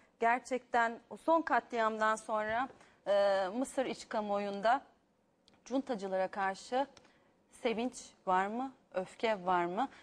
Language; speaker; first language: Turkish; native; Turkish